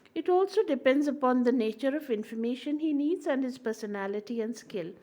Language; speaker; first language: English; non-native, local second language; Hindi